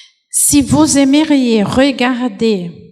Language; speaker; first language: French; non-native, fluent; Portuguese